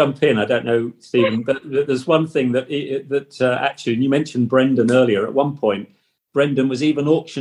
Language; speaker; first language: English; native; English